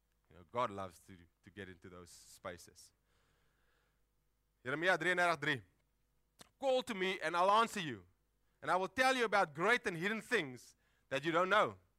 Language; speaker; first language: English; non-native, local second language; Afrikaans